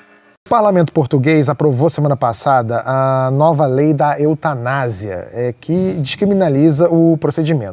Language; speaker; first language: Portuguese; native; Portuguese